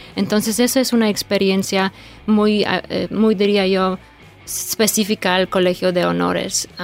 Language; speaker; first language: Spanish; non-native, fluent; Polish